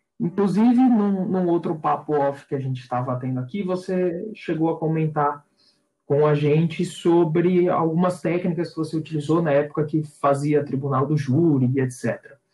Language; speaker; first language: Portuguese; native; Portuguese